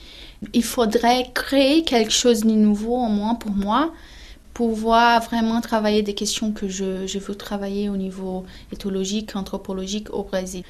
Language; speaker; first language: French; non-native, fluent; Portuguese